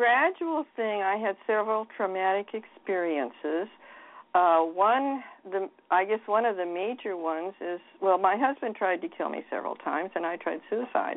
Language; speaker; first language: English; native; English